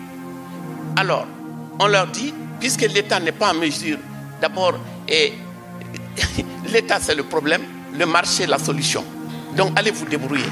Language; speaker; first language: French; non-native, local second language; Bambara